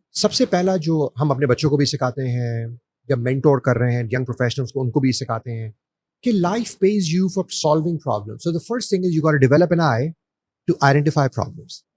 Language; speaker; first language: Urdu; native; Urdu